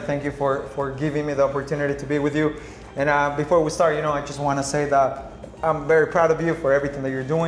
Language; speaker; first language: English; non-native, fluent; Spanish